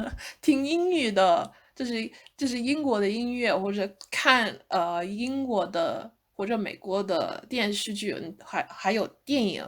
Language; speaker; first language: Chinese; non-native, fluent; English